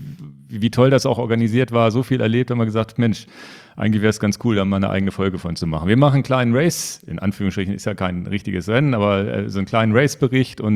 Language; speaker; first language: German; native; German